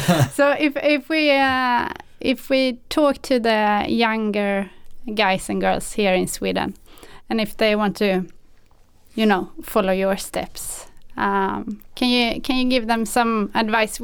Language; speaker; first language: English; non-native, fluent; Swedish